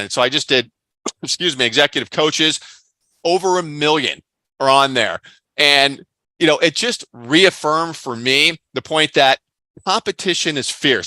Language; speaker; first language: English; native; English